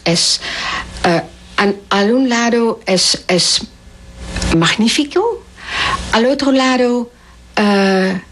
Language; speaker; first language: Spanish; non-native, learner; Dutch